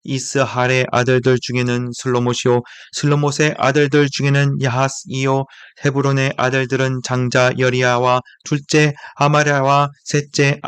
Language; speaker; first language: Korean; native; Korean